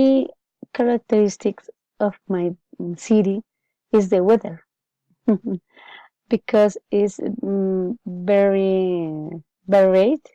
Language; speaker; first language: English; non-native, learner; Spanish